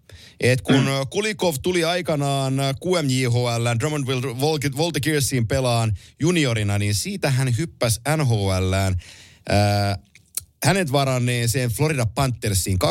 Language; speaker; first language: Finnish; native; Finnish